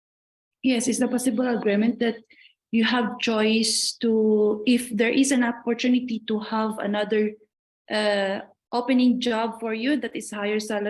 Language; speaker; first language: English; non-native, learner; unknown